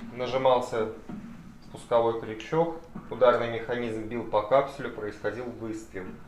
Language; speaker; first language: Russian; native; Russian